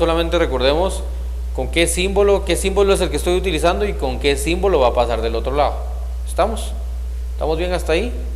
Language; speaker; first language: Spanish; native; Spanish